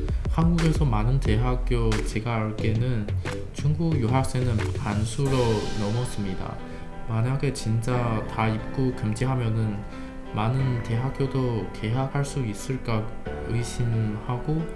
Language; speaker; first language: Korean; non-native, learner; Chinese